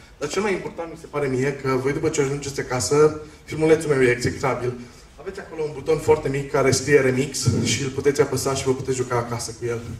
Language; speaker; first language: Romanian; non-native, local second language; Hungarian